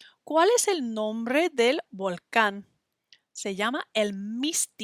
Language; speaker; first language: Spanish; non-native, fluent; English